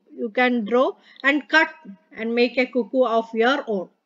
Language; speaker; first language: English; non-native, local second language; Malayalam